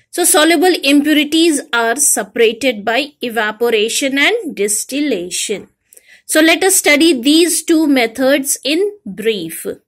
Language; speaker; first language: English; non-native, local second language; Hindi